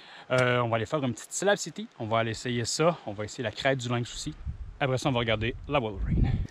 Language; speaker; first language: French; native; French